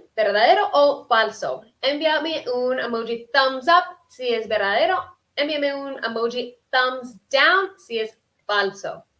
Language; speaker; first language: Spanish; early bilingual, heritage; Spanish